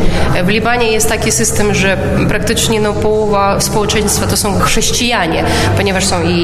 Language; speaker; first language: Polish; non-native, local second language; Ukrainian